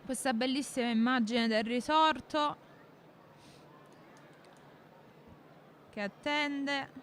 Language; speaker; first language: Italian; native; Italian